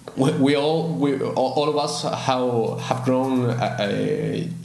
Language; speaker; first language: English; non-native, fluent; Spanish